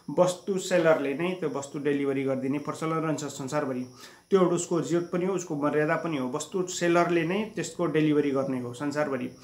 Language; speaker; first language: Nepali; native; Nepali